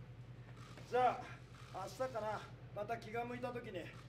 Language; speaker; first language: Japanese; native; Japanese